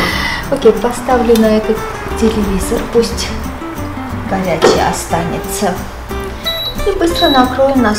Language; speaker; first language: Russian; non-native, fluent; Armenian